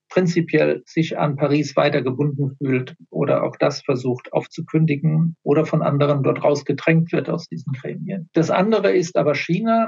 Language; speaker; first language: German; native; German